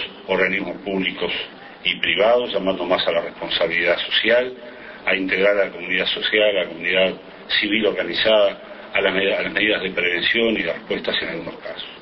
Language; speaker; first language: Spanish; native; Spanish